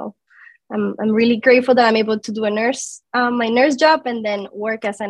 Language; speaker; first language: English; non-native, fluent; Spanish